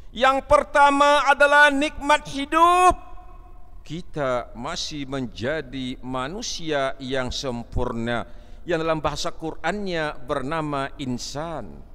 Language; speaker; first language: Malay; non-native, local second language; Achinese